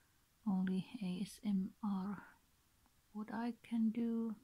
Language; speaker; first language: English; non-native, learner; Finnish